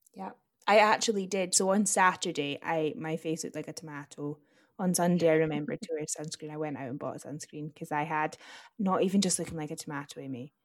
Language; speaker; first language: English; native; English